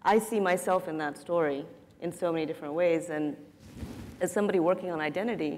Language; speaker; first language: English; native; English